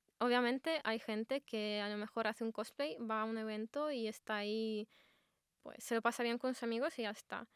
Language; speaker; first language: Spanish; non-native, fluent; Russian